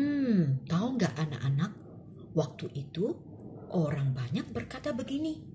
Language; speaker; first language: Indonesian; native; Indonesian